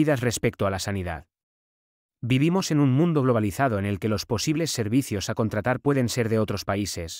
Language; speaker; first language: Spanish; native; Spanish